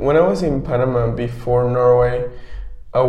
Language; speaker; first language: English; non-native, fluent; Spanish